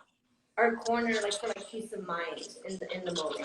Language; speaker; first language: English; native; English